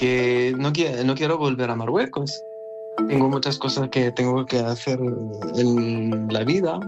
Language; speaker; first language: Spanish; non-native, learner; Arabic